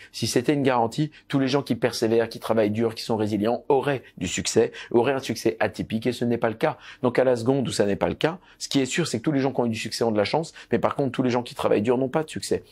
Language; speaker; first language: French; native; French